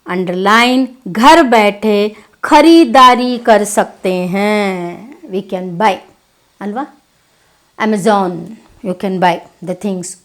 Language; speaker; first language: Hindi; non-native, local second language; Kannada